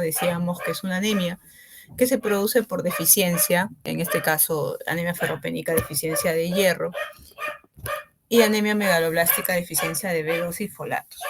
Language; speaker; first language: Spanish; native; Spanish